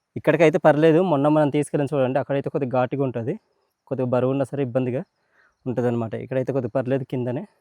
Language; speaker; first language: Telugu; non-native, local second language; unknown